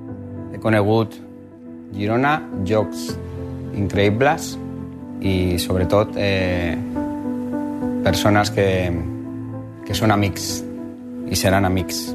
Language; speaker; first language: Catalan; non-native, local second language; Spanish